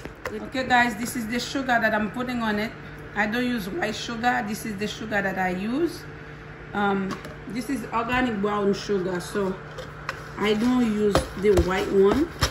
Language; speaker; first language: English; non-native, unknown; Haitian Creole